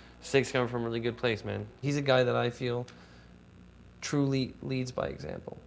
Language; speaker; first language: English; native; English